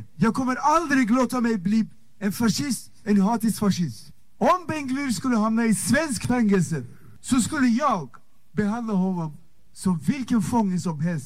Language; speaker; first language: Swedish; non-native, fluent; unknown